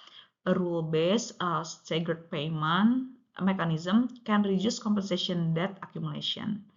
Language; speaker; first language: English; non-native, local second language; Indonesian